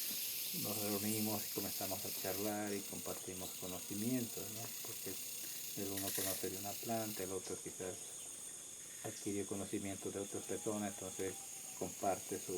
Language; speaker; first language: Spanish; non-native, local second language; Quechua